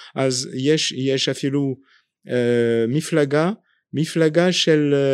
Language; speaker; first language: Hebrew; non-native, fluent; French